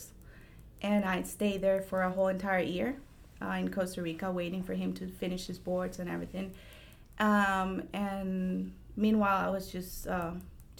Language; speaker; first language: English; non-native, fluent; Spanish